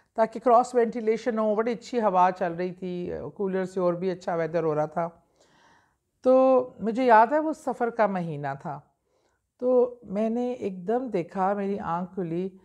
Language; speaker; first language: Urdu; native; Urdu